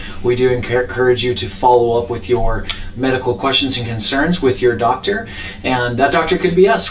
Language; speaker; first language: English; native; English